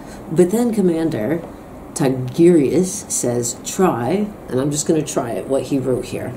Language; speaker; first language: English; native; English